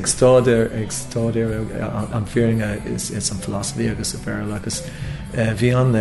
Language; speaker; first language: Irish; non-native, local second language; English